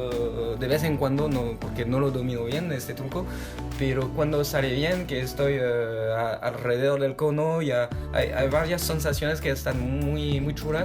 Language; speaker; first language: Spanish; non-native, fluent; French